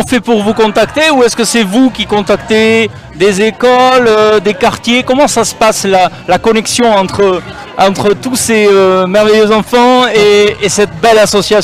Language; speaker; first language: French; native; French